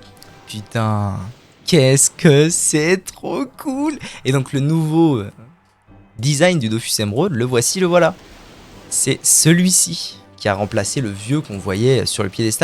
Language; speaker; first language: French; native; French